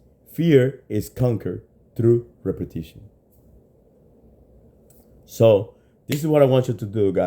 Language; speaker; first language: English; non-native, fluent; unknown